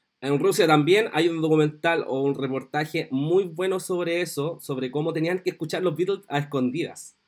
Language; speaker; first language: Spanish; native; Spanish